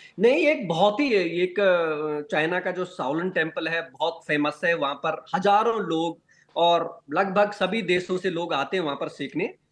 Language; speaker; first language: Hindi; non-native, local second language; Garhwali